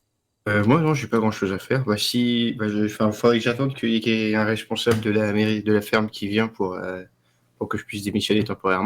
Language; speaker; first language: French; native; French